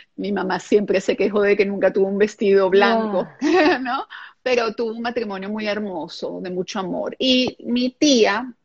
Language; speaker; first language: Spanish; non-native, local second language; German